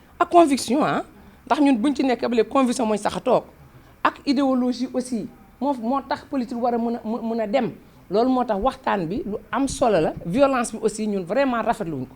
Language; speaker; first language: Wolof; non-native, local second language; Fula